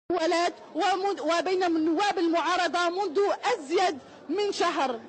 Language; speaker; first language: Arabic; native; Arabic